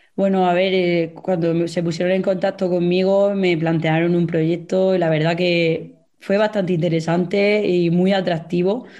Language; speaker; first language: Spanish; native; Spanish